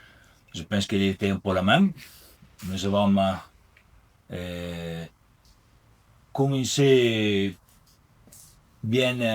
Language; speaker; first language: French; non-native, learner; Italian